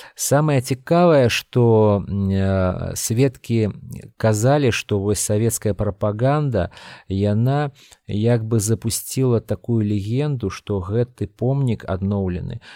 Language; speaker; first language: Belarusian; non-native, local second language; Russian